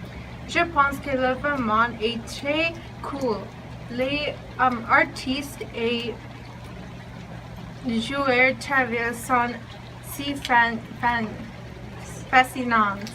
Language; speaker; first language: French; non-native, learner; English